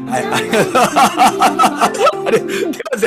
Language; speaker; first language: Japanese; native; Japanese